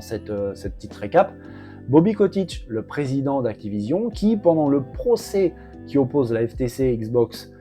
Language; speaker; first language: French; native; French